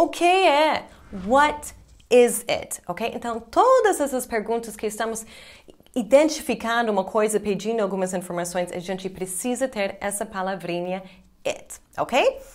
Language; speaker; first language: Portuguese; non-native, fluent; English